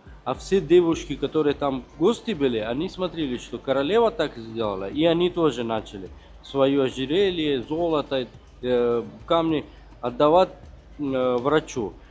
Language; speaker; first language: Russian; non-native, fluent; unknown